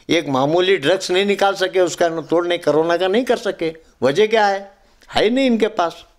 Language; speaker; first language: Urdu; native; Urdu